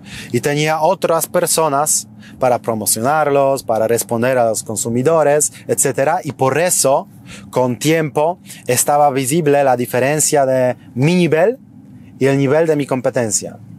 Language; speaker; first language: Spanish; non-native, fluent; Polish